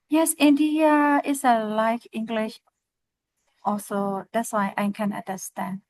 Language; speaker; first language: English; non-native, learner; Burmese